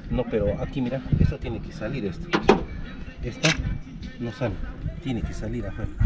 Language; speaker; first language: Spanish; native; Spanish